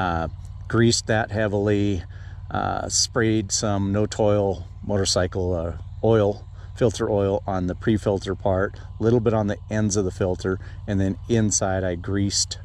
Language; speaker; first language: English; native; English